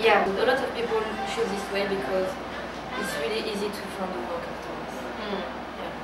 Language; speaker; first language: English; non-native, learner; French